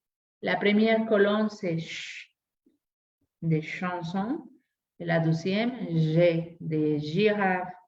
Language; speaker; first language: French; non-native, fluent; Spanish